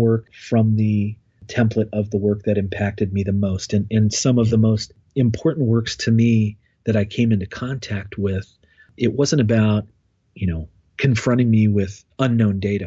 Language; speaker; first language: English; native; English